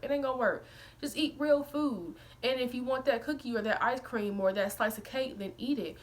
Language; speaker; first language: English; native; English